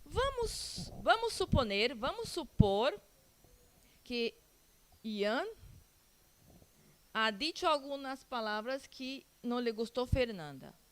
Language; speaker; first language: Portuguese; non-native, learner; Spanish